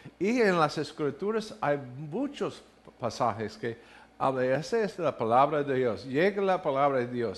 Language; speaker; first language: Spanish; non-native, learner; English